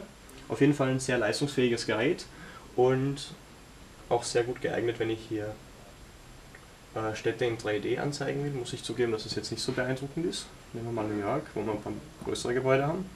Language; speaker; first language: German; native; German